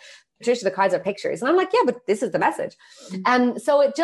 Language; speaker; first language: English; native; English